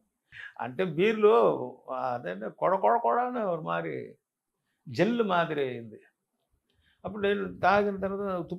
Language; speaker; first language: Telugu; non-native, learner; Tamil